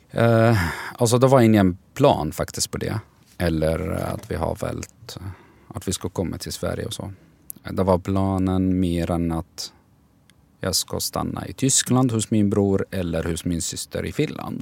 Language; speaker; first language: Swedish; non-native, learner; Arabic